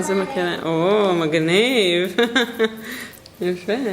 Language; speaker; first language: Hebrew; native; Hebrew